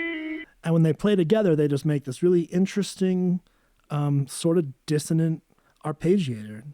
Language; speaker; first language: English; native; English